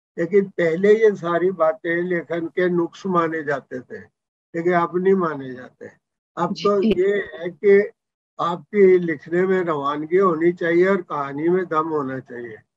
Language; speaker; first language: Hindi; non-native, local second language; Punjabi